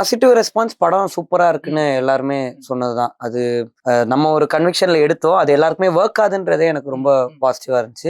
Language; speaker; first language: Tamil; native; Tamil